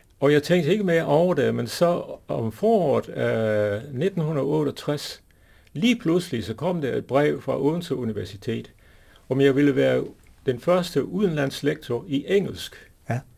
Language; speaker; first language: Danish; non-native, fluent; English